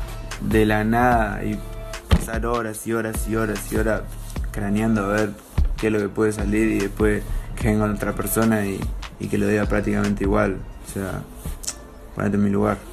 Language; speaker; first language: Spanish; native; Spanish